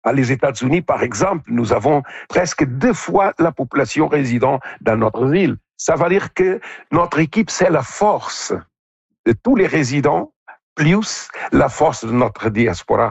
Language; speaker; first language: French; non-native, fluent; Portuguese